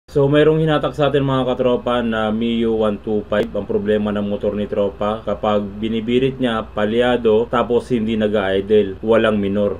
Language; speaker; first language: Filipino; native; Filipino